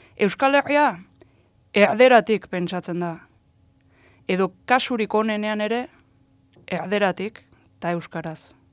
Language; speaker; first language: Basque; native; Basque